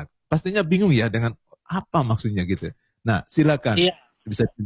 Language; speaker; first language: Indonesian; native; Indonesian